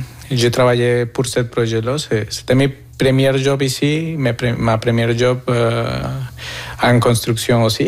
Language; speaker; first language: French; non-native, fluent; Spanish